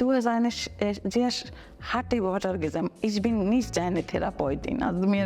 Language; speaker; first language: German; non-native, learner; Bangla